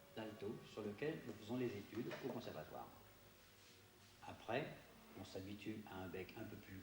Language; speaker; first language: French; native; French